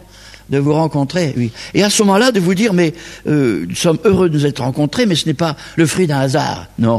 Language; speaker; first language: French; native; French